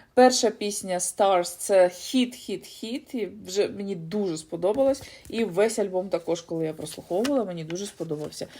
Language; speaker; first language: Ukrainian; non-native, local second language; Russian